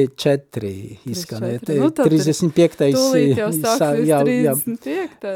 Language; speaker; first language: Latvian; native; Latvian